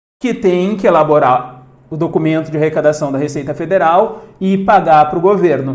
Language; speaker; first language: Portuguese; native; Portuguese